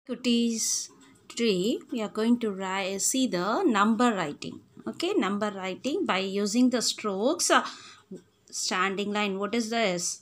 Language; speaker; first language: English; non-native, local second language; Tamil